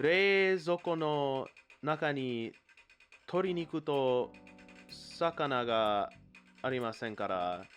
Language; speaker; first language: Japanese; non-native, learner; English